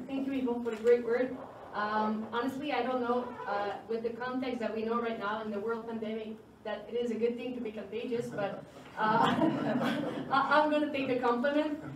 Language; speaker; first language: English; non-native, fluent; French